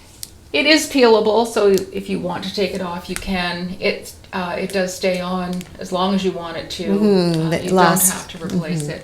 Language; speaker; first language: English; native; English